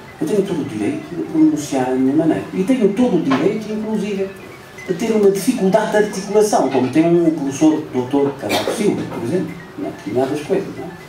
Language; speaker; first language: Portuguese; non-native, local second language; Upper Guinea Crioulo